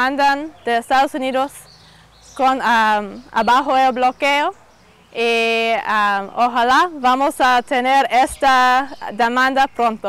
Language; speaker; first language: Spanish; non-native, learner; English